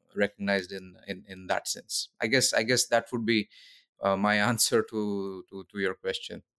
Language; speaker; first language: English; non-native, local second language; Odia